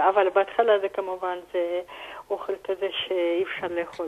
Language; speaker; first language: Hebrew; non-native, fluent; Russian